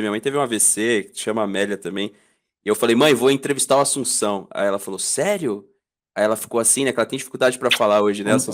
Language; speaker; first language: Portuguese; native; Portuguese